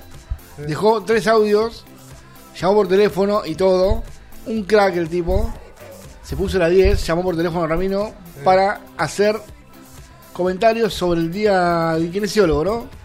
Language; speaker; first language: Spanish; native; Spanish